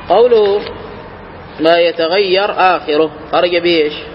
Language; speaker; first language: Arabic; native; Arabic